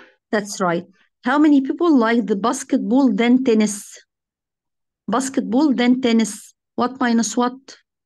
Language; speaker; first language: English; non-native, fluent; Arabic